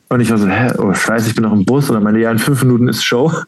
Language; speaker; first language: German; native; German